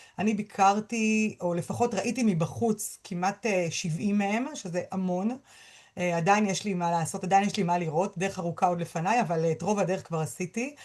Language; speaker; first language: Hebrew; native; Hebrew